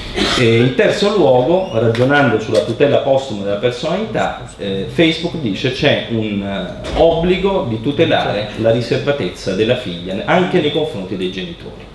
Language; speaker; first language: Italian; native; Italian